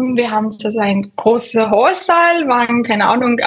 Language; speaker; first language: German; non-native, fluent; Persian